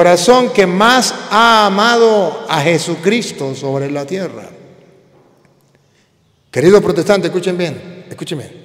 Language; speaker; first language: Spanish; native; Spanish